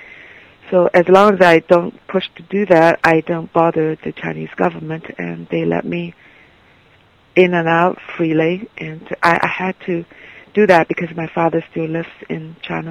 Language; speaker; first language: English; non-native, fluent; Chinese